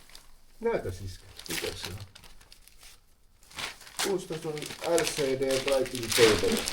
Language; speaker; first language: Finnish; native; Finnish